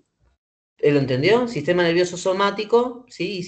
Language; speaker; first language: Spanish; native; Spanish